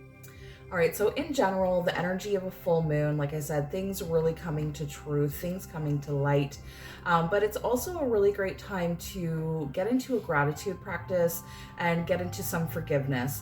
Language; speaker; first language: English; native; English